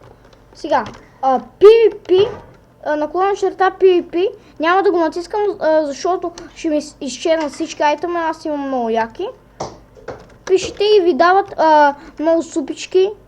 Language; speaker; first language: Bulgarian; native; Bulgarian